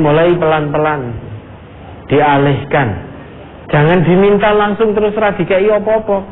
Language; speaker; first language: Indonesian; non-native, local second language; Javanese